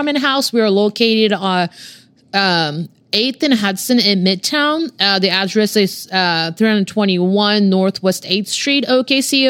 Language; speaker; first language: English; non-native, fluent; Japanese